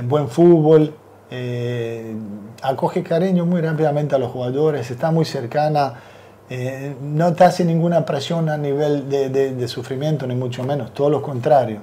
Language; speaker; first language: Spanish; non-native, fluent; Serbian